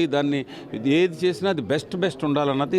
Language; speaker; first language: Telugu; native; Telugu